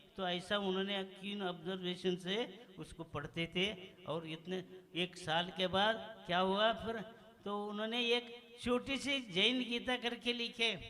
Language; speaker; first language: Hindi; non-native, local second language; Kannada